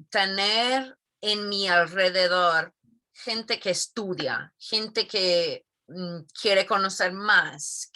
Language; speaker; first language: Spanish; non-native, fluent; English